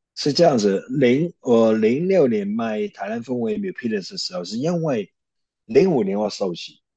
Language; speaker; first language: Chinese; non-native, local second language; Cantonese